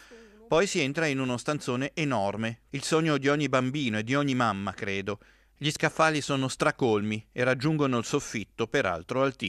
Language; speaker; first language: Italian; native; Italian